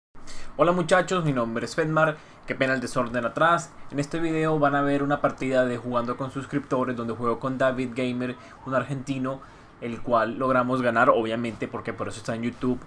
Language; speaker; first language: Spanish; native; Spanish